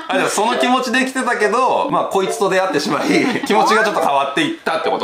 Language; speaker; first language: Japanese; native; Japanese